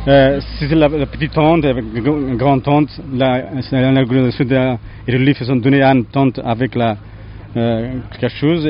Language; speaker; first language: French; non-native, learner; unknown